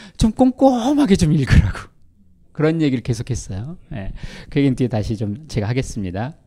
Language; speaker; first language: Korean; native; Korean